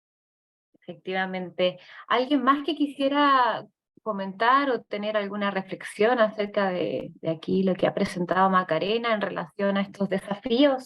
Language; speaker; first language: Spanish; native; Spanish